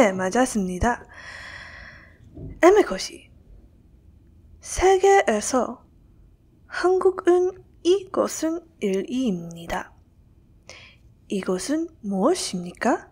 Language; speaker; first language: Korean; non-native, learner; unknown